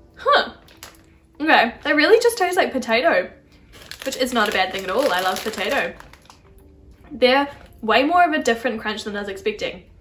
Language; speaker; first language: English; native; English